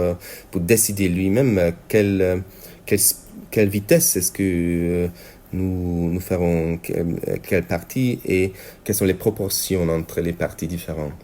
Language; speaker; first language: French; non-native, fluent; Hungarian